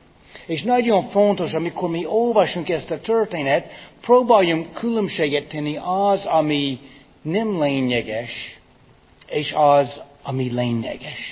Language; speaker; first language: Hungarian; non-native, fluent; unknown